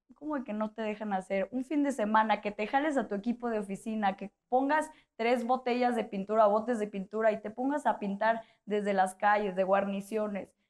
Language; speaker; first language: Spanish; native; Spanish